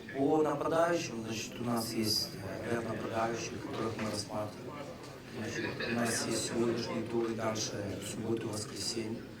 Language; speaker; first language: Russian; native; Russian